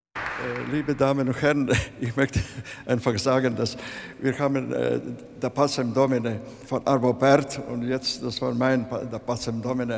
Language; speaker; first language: German; non-native, learner; Latvian